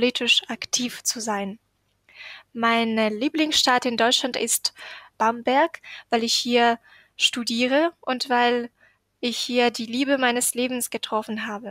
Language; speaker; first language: German; non-native, fluent; Ukrainian